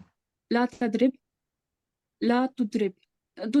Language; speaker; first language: Arabic; non-native, learner; Urdu